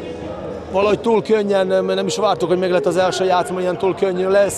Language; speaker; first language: Hungarian; non-native, fluent; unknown